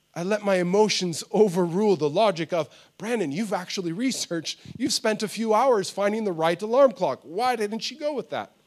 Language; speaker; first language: English; native; English